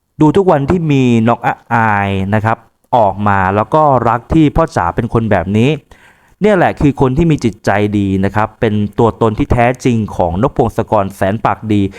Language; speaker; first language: Thai; native; Thai